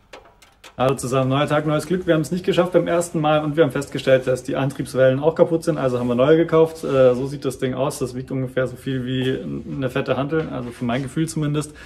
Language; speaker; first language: German; native; German